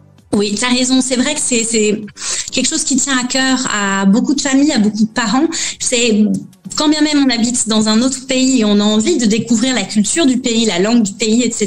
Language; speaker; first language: French; native; French